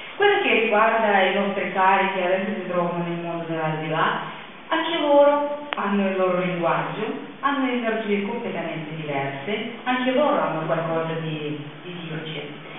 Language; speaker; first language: Italian; non-native, fluent; Russian